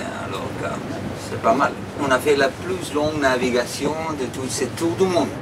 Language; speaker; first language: French; non-native, fluent; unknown